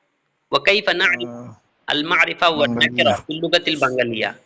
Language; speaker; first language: Arabic; non-native, fluent; Bangla